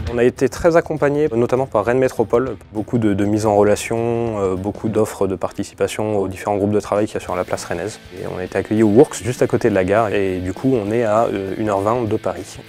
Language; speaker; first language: French; native; French